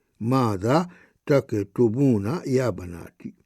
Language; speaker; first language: Arabic; non-native, fluent; Urdu